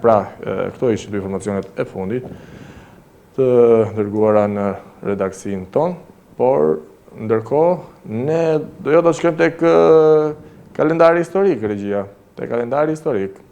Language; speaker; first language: Albanian; native; Albanian